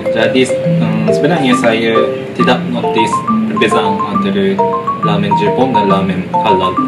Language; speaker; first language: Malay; non-native, fluent; Japanese